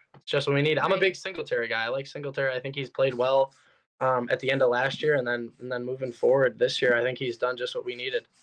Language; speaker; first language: English; native; English